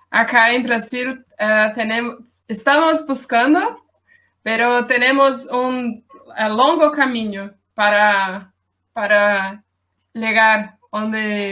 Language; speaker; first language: Spanish; non-native, learner; Portuguese